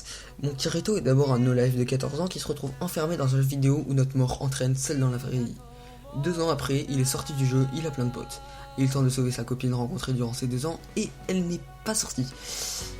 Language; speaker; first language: French; native; French